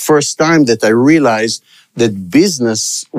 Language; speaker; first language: English; non-native, local second language; Hebrew